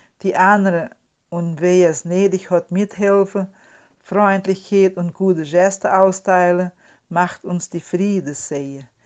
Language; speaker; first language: German; non-native, learner; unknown